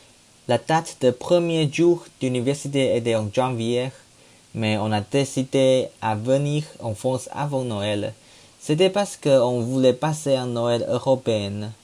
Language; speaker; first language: French; non-native, learner; Chinese